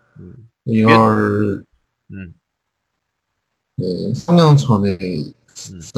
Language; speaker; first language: Korean; non-native, learner; Chinese